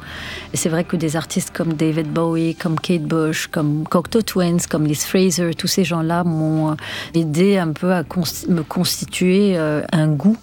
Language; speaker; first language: French; non-native, local second language; Arabic